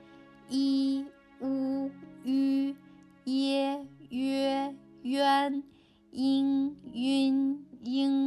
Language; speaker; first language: Turkish; non-native, learner; Chinese